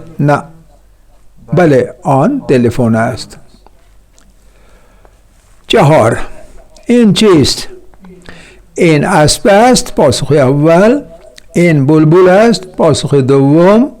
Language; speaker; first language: Persian; non-native, fluent; Urdu